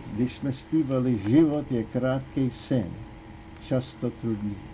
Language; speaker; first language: Czech; early bilingual, heritage; Czech